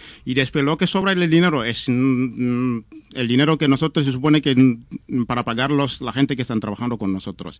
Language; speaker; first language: Spanish; non-native, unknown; Wolof